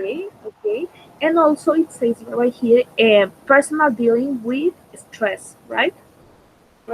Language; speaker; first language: English; non-native, fluent; Spanish